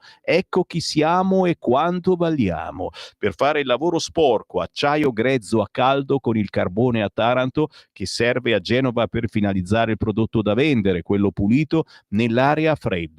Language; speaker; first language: Italian; native; Italian